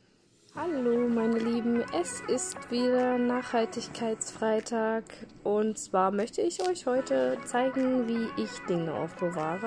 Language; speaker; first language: German; native; German